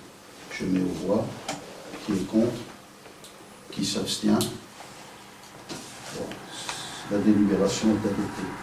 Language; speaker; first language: French; native; French